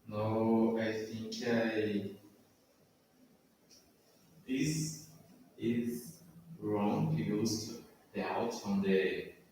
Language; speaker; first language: English; non-native, learner; Portuguese